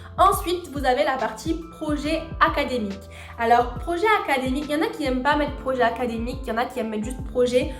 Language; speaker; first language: French; non-native, local second language; Arabic